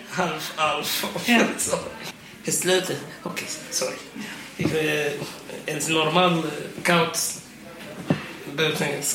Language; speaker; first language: Dutch; non-native, learner; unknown